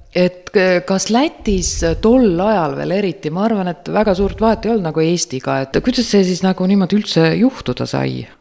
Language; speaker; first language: Estonian; native; Estonian